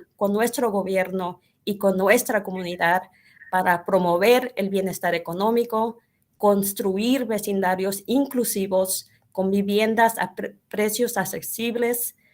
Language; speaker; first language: Spanish; early bilingual, heritage; Spanish